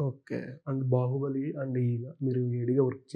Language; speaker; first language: Telugu; native; Telugu